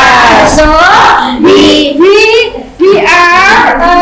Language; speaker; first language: English; non-native, learner; Indonesian